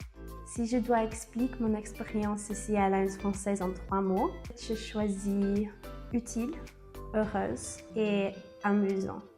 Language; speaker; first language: French; non-native, learner; English